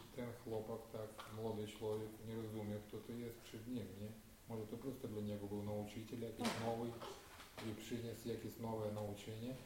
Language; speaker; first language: Polish; non-native, learner; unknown